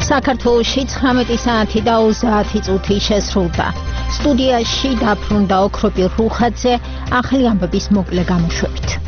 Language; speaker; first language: Georgian; native; Georgian